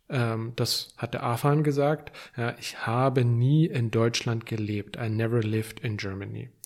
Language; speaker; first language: German; native; German